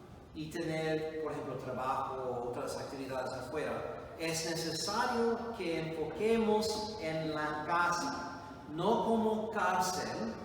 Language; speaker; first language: Spanish; non-native, fluent; English